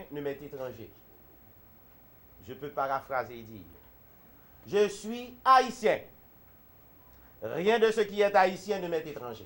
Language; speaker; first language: French; non-native, local second language; Haitian Creole